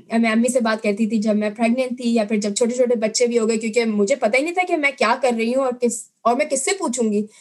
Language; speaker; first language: Urdu; native; Urdu